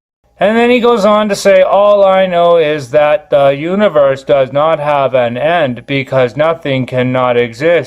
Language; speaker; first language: English; native; English